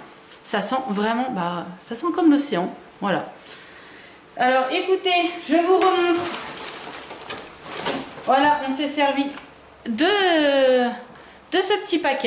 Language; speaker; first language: French; native; French